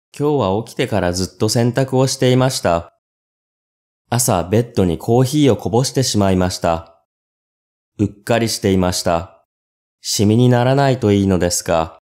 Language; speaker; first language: Japanese; native; Japanese